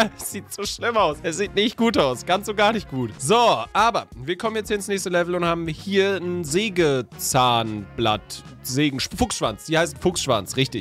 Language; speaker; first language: German; native; German